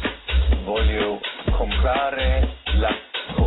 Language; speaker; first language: Italian; non-native, learner; English